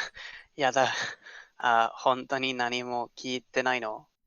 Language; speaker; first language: Japanese; non-native, learner; English